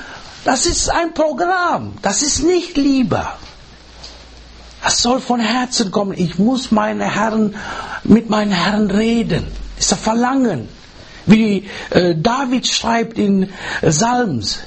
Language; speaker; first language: German; non-native, learner; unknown